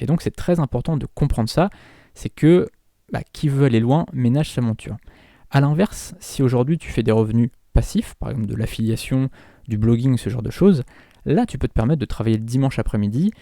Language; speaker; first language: French; native; French